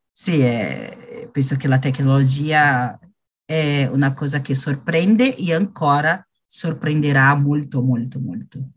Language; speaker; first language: Italian; non-native, fluent; Portuguese